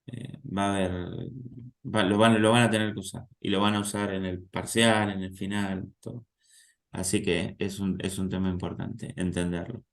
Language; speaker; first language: Spanish; native; Spanish